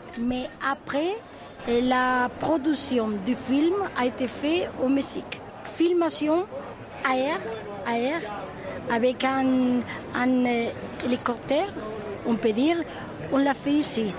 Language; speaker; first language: French; non-native, fluent; Spanish